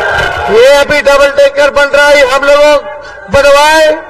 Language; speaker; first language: Hindi; native; Hindi